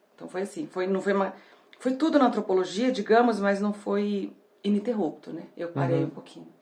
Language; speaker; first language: Portuguese; native; Portuguese